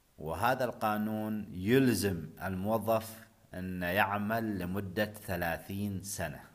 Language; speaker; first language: Arabic; native; Arabic